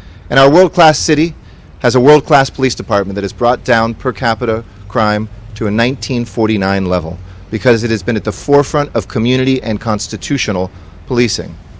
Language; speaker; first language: English; native; English